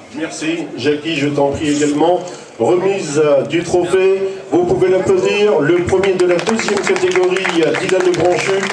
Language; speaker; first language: French; native; French